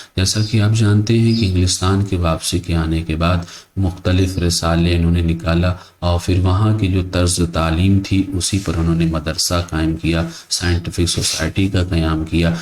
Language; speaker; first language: Urdu; native; Urdu